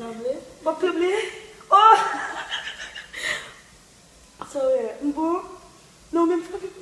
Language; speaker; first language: French; non-native, learner; Haitian Creole